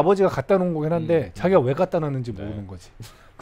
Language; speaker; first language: Korean; native; Korean